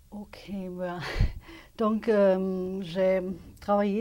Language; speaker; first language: French; non-native, fluent; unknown